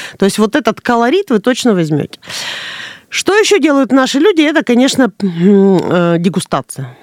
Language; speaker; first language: Russian; native; Russian